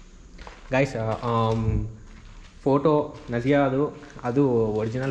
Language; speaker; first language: Kannada; non-native, local second language; Telugu